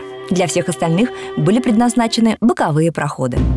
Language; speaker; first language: Russian; native; Russian